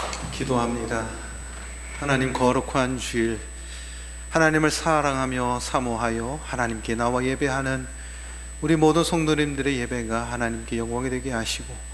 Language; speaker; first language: Korean; native; Korean